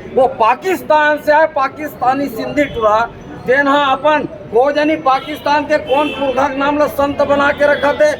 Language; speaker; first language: Hindi; native; Hindi